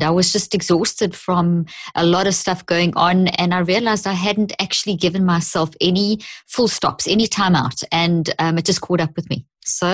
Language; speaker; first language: English; native; English